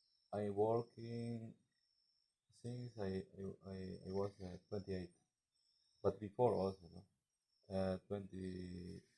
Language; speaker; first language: English; non-native, learner; Spanish